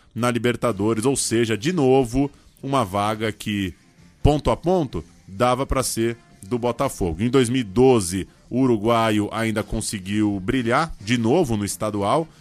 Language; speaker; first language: Portuguese; native; Portuguese